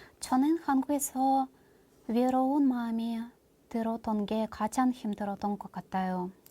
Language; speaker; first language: Korean; non-native, learner; Russian